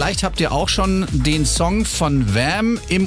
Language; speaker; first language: German; native; German